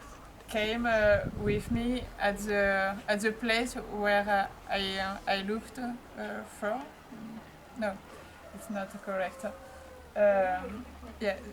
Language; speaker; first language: English; non-native, learner; French